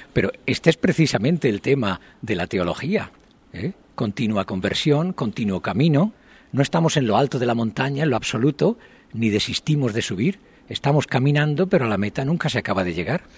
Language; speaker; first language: Spanish; native; Spanish